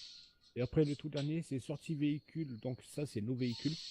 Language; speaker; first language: French; native; French